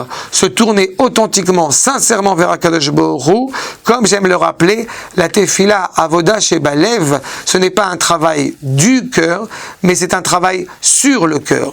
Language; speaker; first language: French; native; French